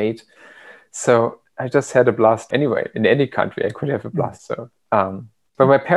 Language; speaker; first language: English; non-native, fluent; German